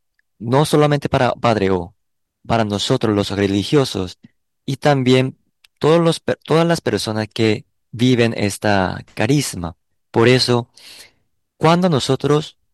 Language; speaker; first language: Spanish; non-native, learner; Korean